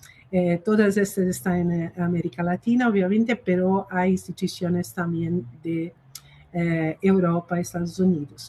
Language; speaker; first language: Spanish; non-native, fluent; Portuguese